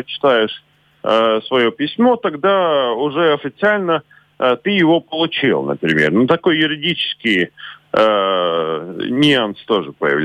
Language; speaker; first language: Russian; non-native, local second language; Latvian